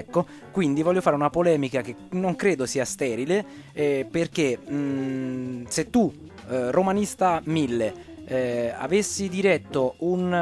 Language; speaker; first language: Italian; native; Italian